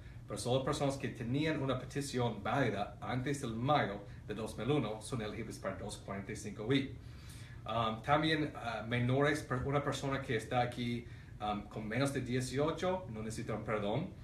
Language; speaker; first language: Spanish; non-native, fluent; English